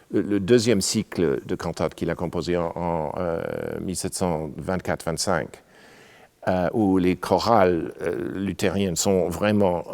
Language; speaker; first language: French; non-native, fluent; English